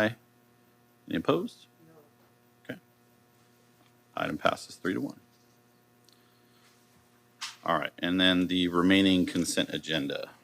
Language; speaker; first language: English; native; English